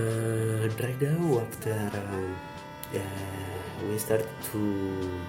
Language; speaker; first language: English; non-native, learner; Spanish